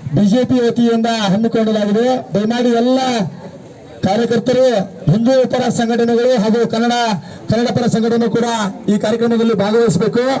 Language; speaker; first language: Kannada; native; Kannada